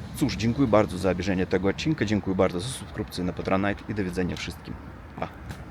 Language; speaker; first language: Polish; non-native, learner; Russian